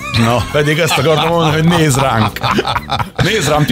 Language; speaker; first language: Hungarian; native; Hungarian